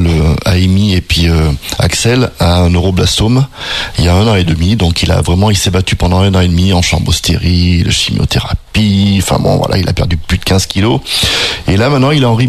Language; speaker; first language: French; native; French